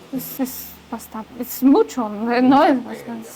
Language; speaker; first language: Spanish; non-native, learner; Polish